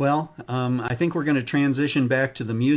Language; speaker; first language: English; native; English